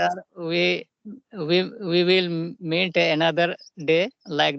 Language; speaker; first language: English; non-native, local second language; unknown